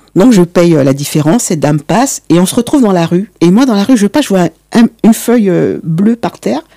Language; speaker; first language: French; native; French